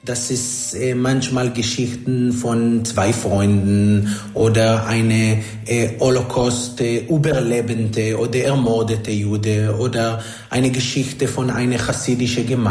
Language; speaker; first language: German; non-native, learner; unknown